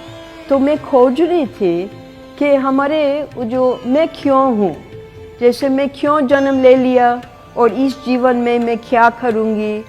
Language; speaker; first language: Hindi; non-native, fluent; English